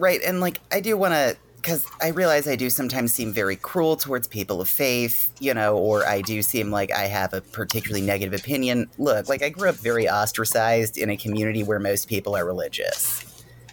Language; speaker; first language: English; native; English